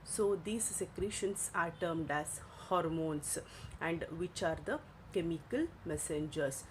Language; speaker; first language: English; non-native, local second language; Kannada